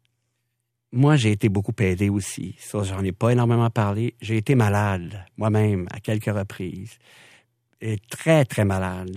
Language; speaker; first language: French; native; French